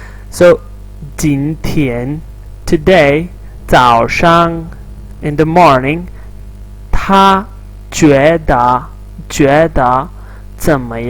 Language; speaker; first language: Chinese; non-native, fluent; Urdu